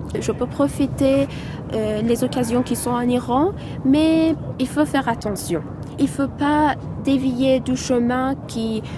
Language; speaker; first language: French; non-native, fluent; Persian